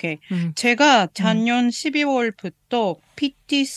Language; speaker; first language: Korean; non-native, learner; Japanese